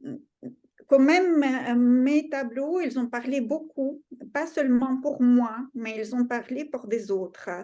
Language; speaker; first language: French; non-native, fluent; Russian